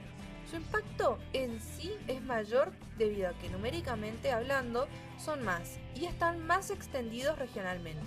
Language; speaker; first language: Spanish; native; Spanish